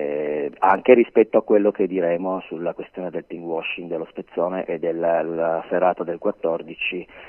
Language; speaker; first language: Italian; native; Italian